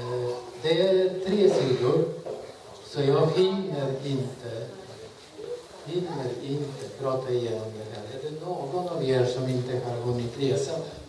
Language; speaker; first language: Swedish; non-native, fluent; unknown